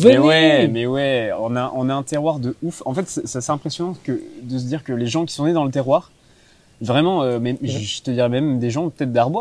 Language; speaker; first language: French; native; French